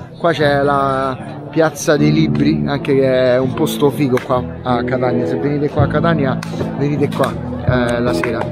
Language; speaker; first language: Italian; native; Italian